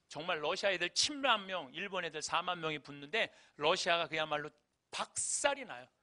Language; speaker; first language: Korean; native; Korean